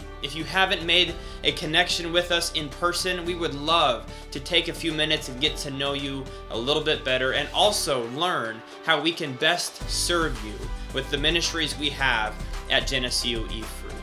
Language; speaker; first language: English; native; English